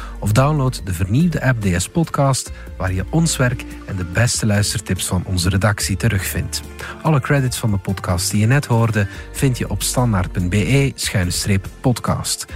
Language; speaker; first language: Dutch; native; Dutch